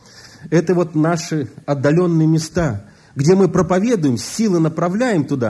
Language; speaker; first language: Russian; native; Russian